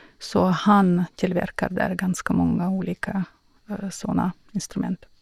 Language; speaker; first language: Swedish; non-native, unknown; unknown